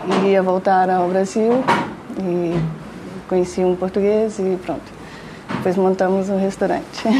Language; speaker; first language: Portuguese; native; Portuguese